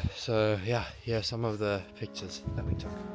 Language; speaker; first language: English; native; English